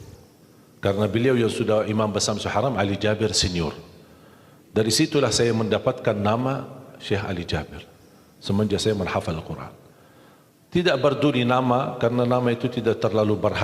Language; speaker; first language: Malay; non-native, fluent; Arabic